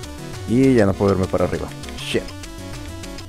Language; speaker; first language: Spanish; native; Spanish